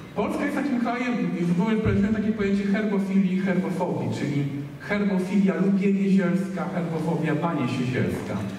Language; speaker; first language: Polish; native; Polish